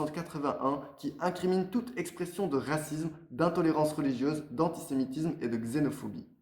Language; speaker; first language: French; native; French